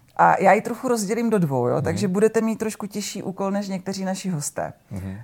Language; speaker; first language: Czech; native; Czech